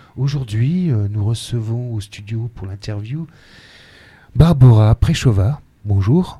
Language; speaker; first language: French; native; French